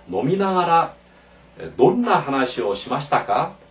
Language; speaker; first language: Japanese; non-native, fluent; Korean